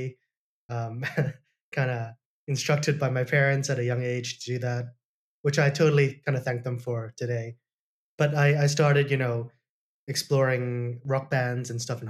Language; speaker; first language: English; non-native, local second language; Cantonese